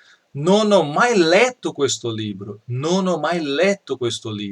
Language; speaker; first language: Italian; non-native, fluent; Portuguese